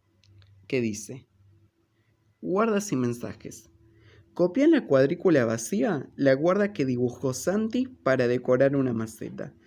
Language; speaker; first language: Spanish; native; Spanish